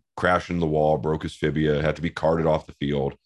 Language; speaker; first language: English; native; English